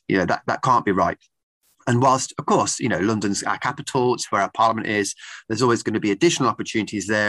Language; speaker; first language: English; native; English